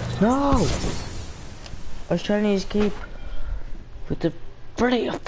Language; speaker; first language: English; native; English